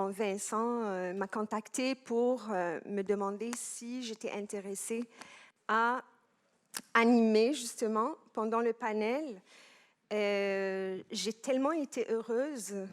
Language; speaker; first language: French; non-native, local second language; Arabic